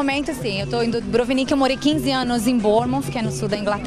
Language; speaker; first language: Portuguese; native; Portuguese